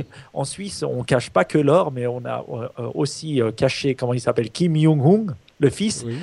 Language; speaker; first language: French; native; French